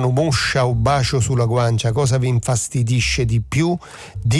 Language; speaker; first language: Italian; native; Italian